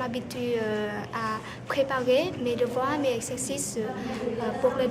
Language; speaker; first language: French; non-native, learner; Vietnamese